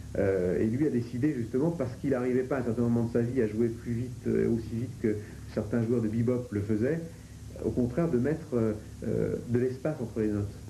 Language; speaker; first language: French; native; French